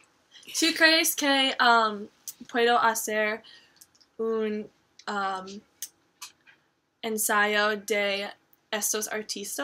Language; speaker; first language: Spanish; non-native, learner; English